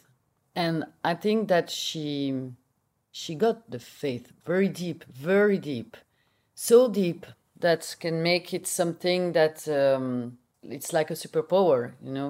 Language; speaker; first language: English; non-native, learner; French